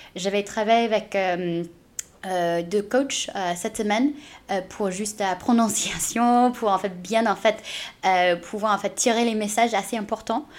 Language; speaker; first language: French; non-native, fluent; English